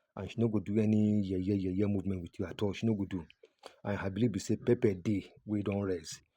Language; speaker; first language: Nigerian Pidgin; non-native, local second language; Yoruba